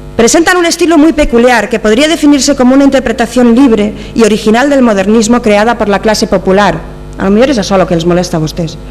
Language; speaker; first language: Spanish; non-native, local second language; Catalan